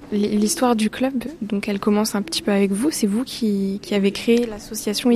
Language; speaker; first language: French; native; French